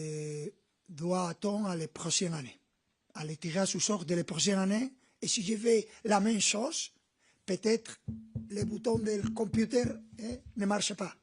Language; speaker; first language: French; non-native, learner; Spanish